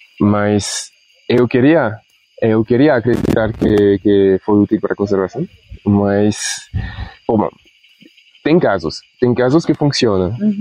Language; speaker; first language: Portuguese; non-native, fluent; Spanish